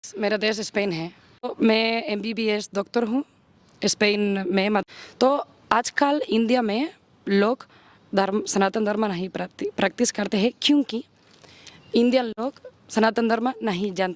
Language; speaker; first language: Hindi; non-native, learner; Spanish